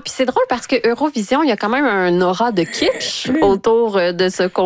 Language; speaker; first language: French; native; French